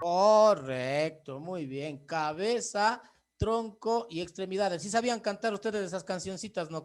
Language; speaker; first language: Spanish; native; Spanish